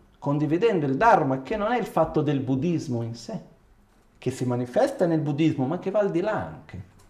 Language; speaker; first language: Italian; non-native, fluent; Portuguese